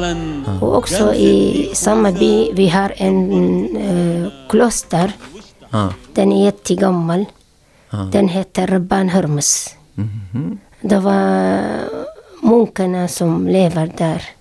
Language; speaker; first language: Swedish; non-native, learner; Syriac